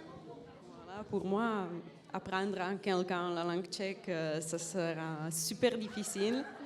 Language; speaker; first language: French; non-native, fluent; Czech